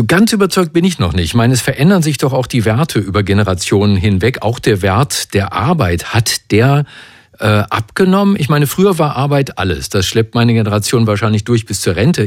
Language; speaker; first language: German; native; German